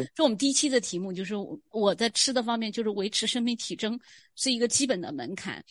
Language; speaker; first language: Chinese; native; Chinese